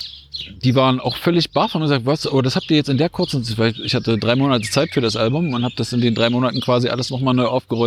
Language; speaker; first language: German; native; German